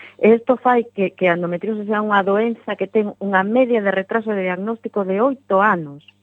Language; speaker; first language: Galician; non-native, local second language; Spanish